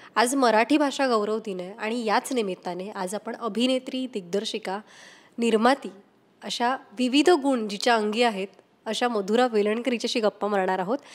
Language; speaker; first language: Marathi; native; Marathi